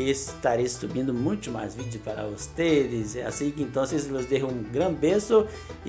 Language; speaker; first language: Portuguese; non-native, learner; Spanish